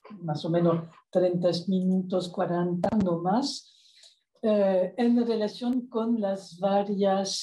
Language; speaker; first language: Spanish; non-native, fluent; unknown